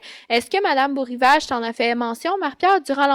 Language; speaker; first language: French; native; French